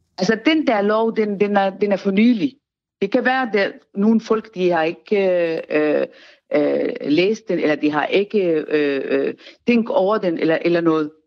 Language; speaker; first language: Danish; non-native, fluent; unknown